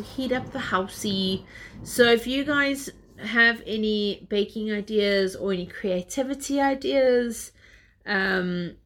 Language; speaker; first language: English; native; English